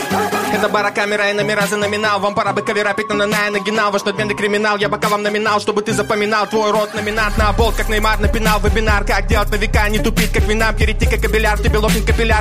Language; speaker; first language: Russian; native; Russian